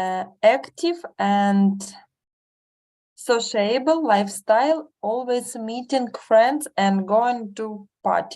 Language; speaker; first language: English; non-native, learner; Russian